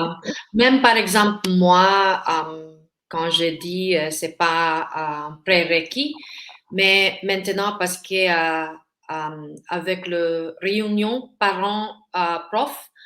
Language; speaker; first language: French; non-native, learner; Filipino